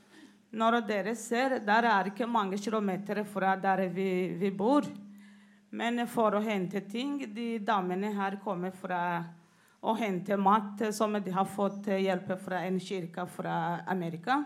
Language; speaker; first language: Norwegian; non-native, learner; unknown